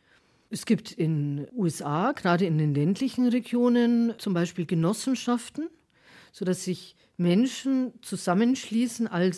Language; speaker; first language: German; native; German